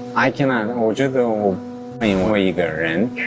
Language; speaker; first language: Chinese; early bilingual, heritage; English